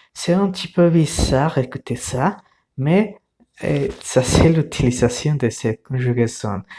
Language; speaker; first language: French; non-native, fluent; Spanish